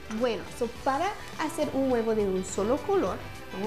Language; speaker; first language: Spanish; non-native, learner; English